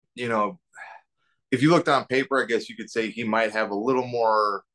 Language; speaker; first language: English; native; English